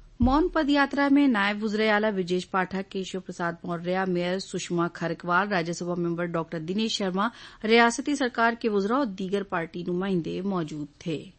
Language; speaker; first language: Urdu; native; Urdu